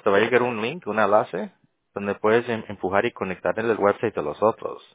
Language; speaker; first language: Spanish; early bilingual, other home language; English